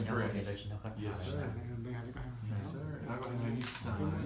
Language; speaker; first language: English; native; English